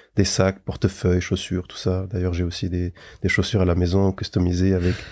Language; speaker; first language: French; native; French